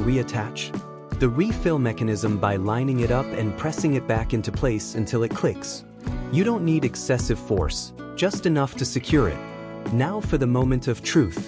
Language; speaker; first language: English; native; English